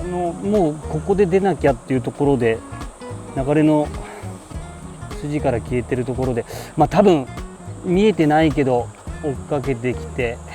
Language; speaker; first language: Japanese; native; Japanese